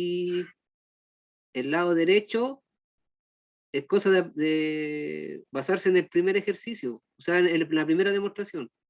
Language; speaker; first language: Spanish; native; Spanish